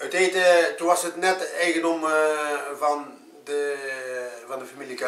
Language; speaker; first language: Dutch; native; Dutch